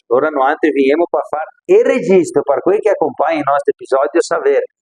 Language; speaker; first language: Italian; early bilingual, heritage; Italian